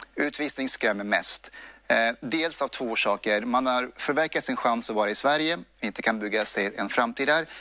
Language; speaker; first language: Swedish; early bilingual, other home language; Persian